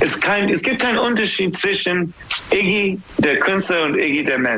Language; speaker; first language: German; non-native, fluent; English